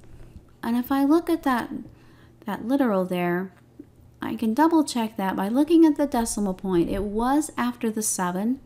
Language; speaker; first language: English; native; English